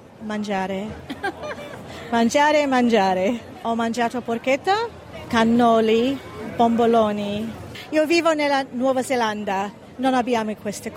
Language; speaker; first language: Italian; early bilingual, heritage; English